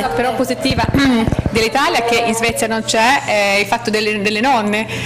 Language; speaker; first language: Italian; non-native, fluent; Swedish